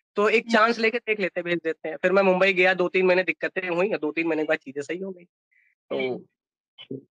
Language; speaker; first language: Hindi; native; Hindi